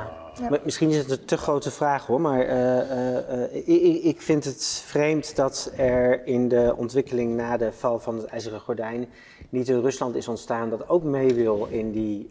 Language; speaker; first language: Dutch; native; Dutch